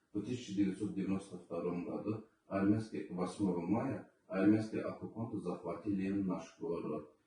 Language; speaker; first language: Russian; non-native, local second language; Azerbaijani